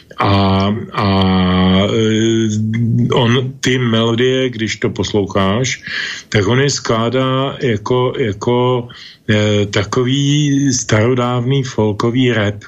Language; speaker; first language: Czech; native; Czech